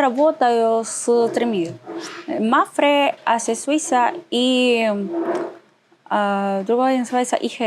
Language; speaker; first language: Russian; non-native, learner; Spanish